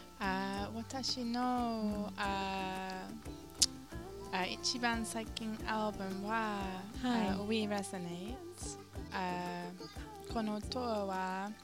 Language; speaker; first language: Japanese; non-native, learner; English